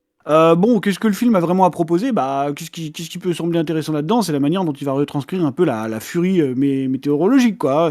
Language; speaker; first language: French; native; French